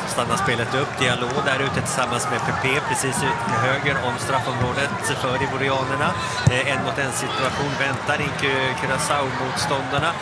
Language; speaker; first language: Swedish; native; Swedish